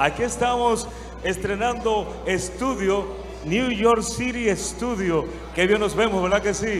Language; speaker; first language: Spanish; native; Spanish